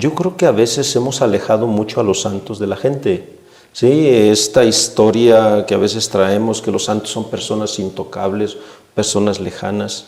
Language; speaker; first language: Spanish; native; Spanish